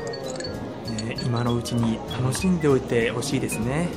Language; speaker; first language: Japanese; native; Japanese